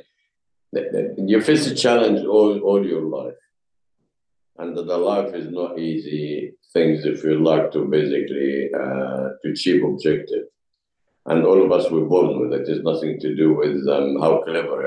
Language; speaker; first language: English; non-native, fluent; Arabic